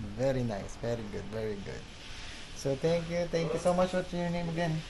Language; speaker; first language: English; non-native, local second language; Filipino